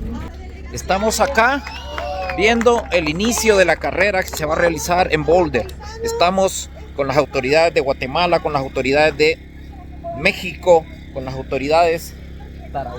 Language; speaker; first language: Spanish; native; Spanish